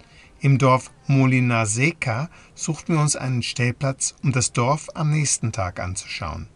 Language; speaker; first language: German; native; German